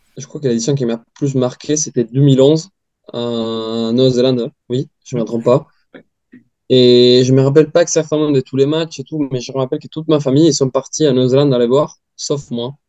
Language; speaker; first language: French; non-native, fluent; Spanish